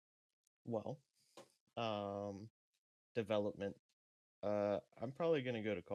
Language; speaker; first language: English; native; English